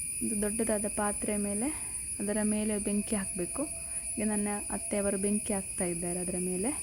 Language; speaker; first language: Kannada; native; Kannada